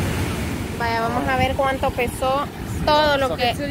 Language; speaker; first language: Spanish; native; Spanish